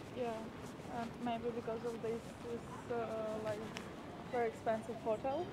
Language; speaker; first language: English; non-native, learner; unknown